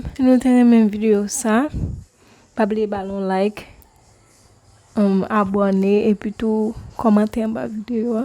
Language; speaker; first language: French; non-native, learner; Haitian Creole